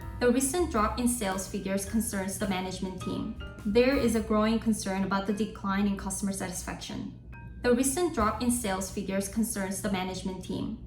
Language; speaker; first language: English; non-native, fluent; Korean